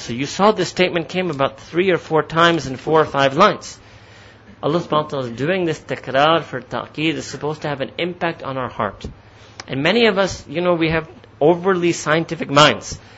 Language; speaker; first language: English; native; English